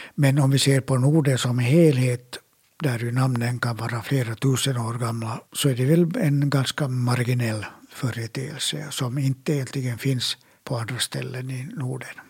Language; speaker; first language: Swedish; native; Swedish